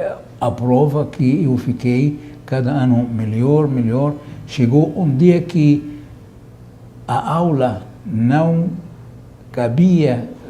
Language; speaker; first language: Portuguese; non-native, fluent; Arabic